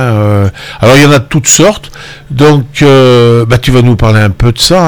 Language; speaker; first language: French; native; French